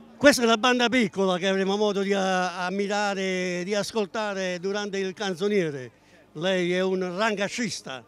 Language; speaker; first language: Italian; native; Italian